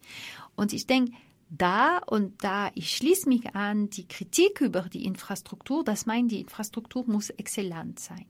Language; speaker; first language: German; non-native, fluent; French